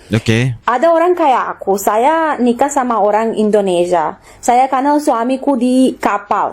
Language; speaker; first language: Indonesian; non-native, learner; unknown